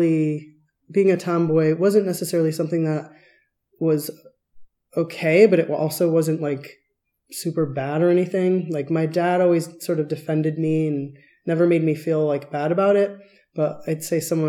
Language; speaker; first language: English; native; English